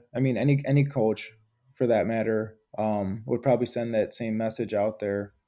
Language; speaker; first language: English; native; English